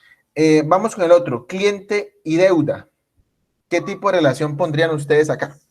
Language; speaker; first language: Spanish; native; Spanish